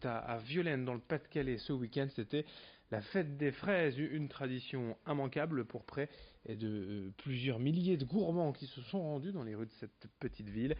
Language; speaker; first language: French; native; French